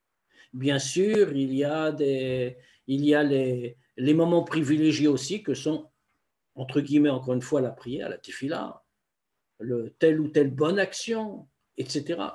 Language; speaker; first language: French; native; French